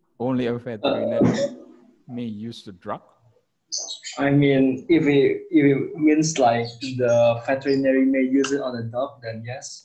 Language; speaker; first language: English; non-native, fluent; Indonesian